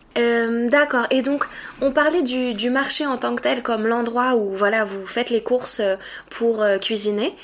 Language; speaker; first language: French; native; French